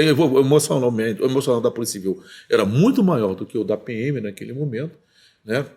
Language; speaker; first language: Portuguese; native; Portuguese